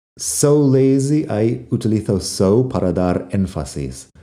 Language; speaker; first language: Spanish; non-native, fluent; English